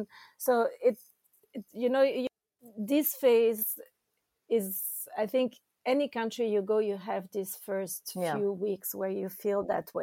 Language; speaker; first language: English; non-native, fluent; French